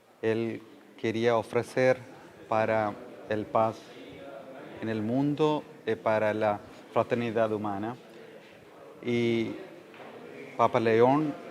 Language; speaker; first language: Spanish; non-native, learner; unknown